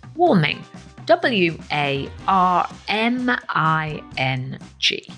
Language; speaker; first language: English; native; English